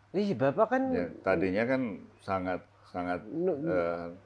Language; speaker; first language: Indonesian; native; Indonesian